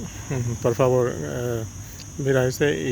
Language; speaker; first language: Spanish; non-native, learner; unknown